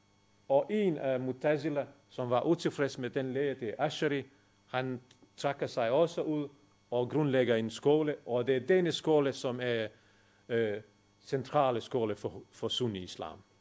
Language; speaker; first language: Danish; non-native, fluent; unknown